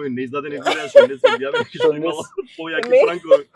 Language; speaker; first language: Macedonian; native; Macedonian